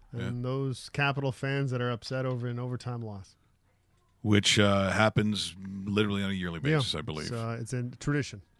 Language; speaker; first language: English; native; English